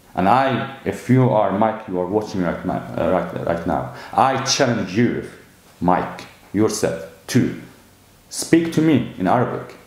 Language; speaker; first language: English; non-native, fluent; Arabic